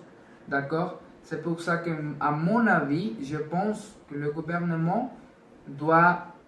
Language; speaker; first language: French; non-native, learner; Spanish